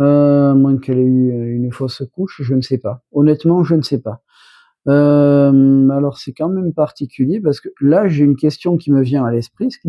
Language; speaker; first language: French; native; French